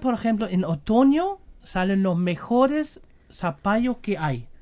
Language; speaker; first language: Spanish; non-native, fluent; German